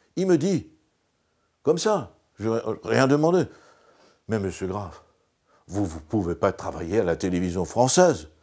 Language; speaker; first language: French; non-native, local second language; Swiss German